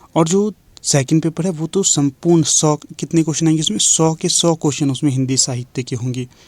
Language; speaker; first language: Hindi; native; Hindi